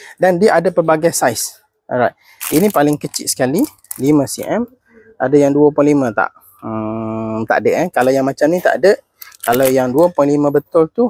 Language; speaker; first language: Malay; native; Malay